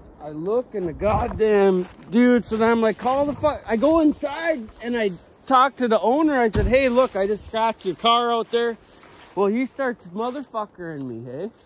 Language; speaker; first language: English; native; English